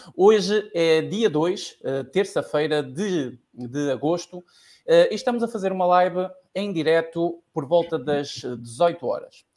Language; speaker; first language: Portuguese; native; Portuguese